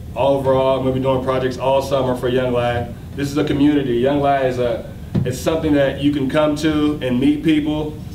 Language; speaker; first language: English; native; English